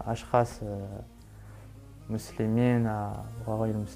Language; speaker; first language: Arabic; non-native, learner; French